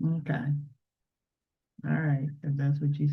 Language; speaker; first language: English; native; English